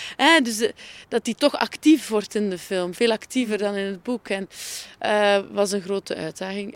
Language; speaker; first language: Dutch; native; Dutch